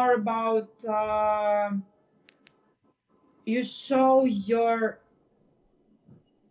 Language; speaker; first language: English; non-native, fluent; Ukrainian